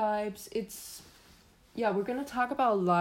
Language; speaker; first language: English; non-native, fluent; Danish